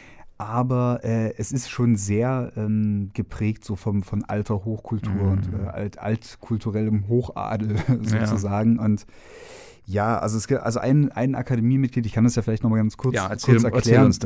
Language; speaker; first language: German; native; German